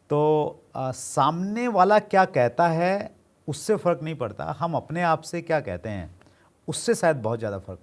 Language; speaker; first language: Hindi; native; Hindi